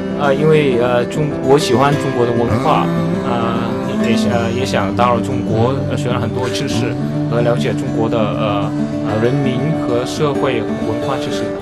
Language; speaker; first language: Chinese; non-native, learner; Vietnamese